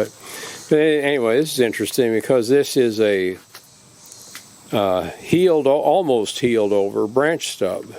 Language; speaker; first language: English; native; English